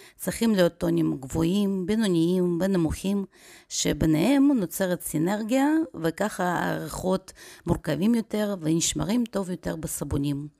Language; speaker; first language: Hebrew; non-native, fluent; Russian